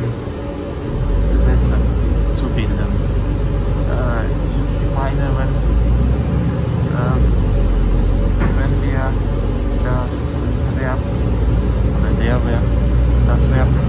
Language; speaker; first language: German; non-native, learner; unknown